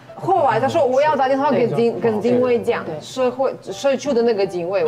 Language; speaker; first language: Chinese; non-native, fluent; Ukrainian